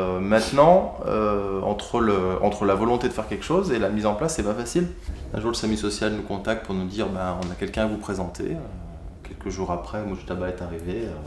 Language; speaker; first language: French; native; French